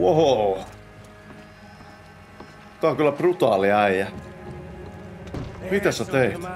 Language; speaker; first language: Finnish; native; Finnish